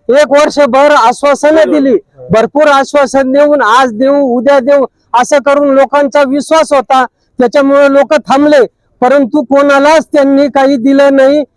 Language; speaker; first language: Marathi; native; Marathi